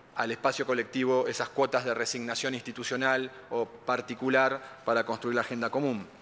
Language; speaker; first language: Spanish; native; Spanish